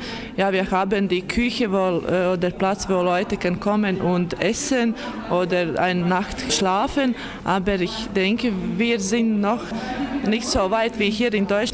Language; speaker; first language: German; non-native, learner; Latvian